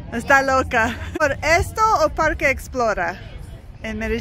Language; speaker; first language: Spanish; non-native, learner; English